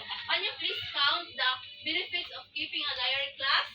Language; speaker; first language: English; non-native, local second language; Cebuano